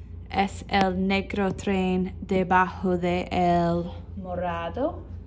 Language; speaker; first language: Spanish; non-native, learner; English